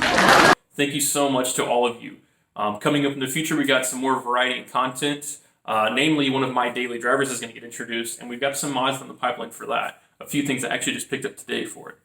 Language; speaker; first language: English; native; English